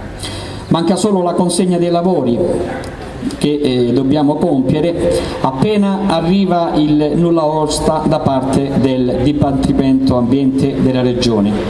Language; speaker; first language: Italian; native; Italian